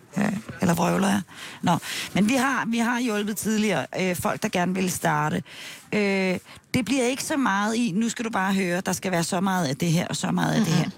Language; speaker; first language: Danish; native; Danish